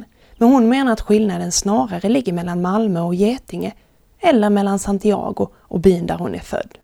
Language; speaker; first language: Swedish; native; Swedish